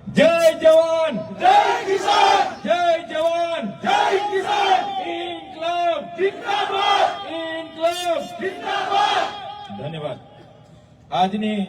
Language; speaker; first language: Gujarati; non-native, local second language; Vasavi